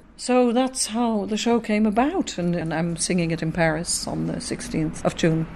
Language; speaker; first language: English; non-native, fluent; Dutch